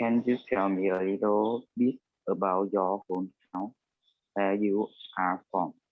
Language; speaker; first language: English; non-native, learner; Vietnamese